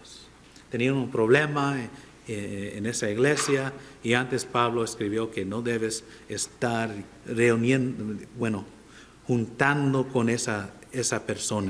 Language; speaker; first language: Spanish; non-native, fluent; English